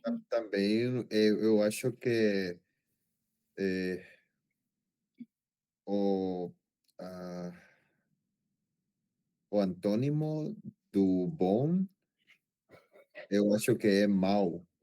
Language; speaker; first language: Portuguese; non-native, learner; Spanish